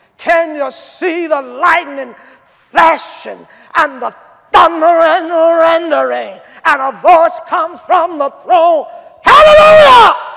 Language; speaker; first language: English; native; English